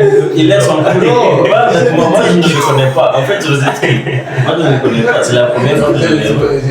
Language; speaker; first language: French; non-native, learner; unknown